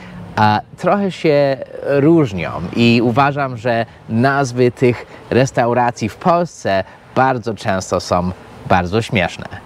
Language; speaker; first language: Polish; non-native, fluent; English